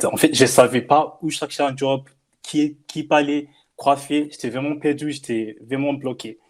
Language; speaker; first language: French; non-native, fluent; English